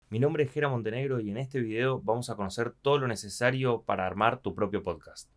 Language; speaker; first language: Spanish; native; Spanish